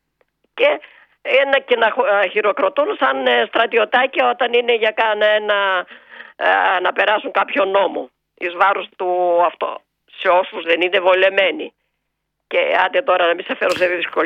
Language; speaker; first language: Greek; native; Greek